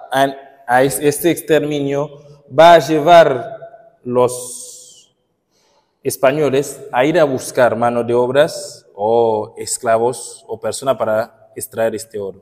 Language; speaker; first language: Spanish; non-native, fluent; Haitian Creole